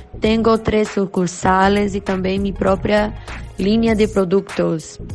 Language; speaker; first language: Spanish; non-native, learner; Portuguese